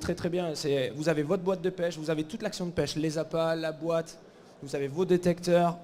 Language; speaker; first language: French; native; French